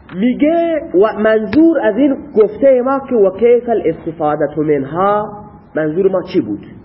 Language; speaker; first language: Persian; non-native, local second language; Baluchi